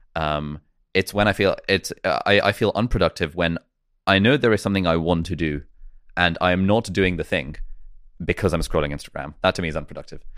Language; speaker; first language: English; native; English